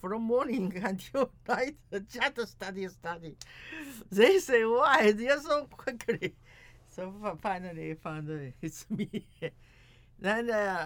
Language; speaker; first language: English; non-native, learner; Chinese